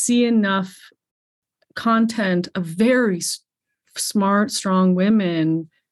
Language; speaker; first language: English; native; English